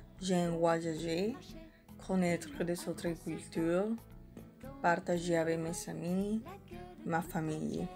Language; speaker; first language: French; non-native, learner; Spanish